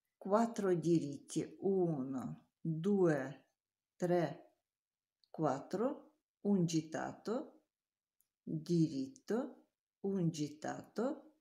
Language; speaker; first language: Italian; non-native, learner; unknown